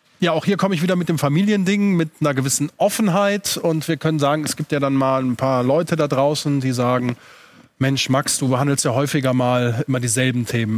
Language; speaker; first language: German; native; German